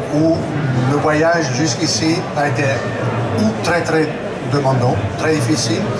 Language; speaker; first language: French; non-native, local second language; German